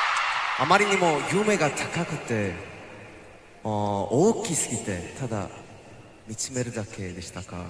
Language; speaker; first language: Japanese; non-native, learner; Korean